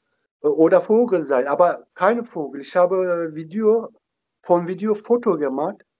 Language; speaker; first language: German; non-native, learner; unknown